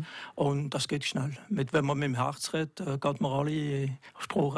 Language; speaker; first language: German; non-native, local second language; French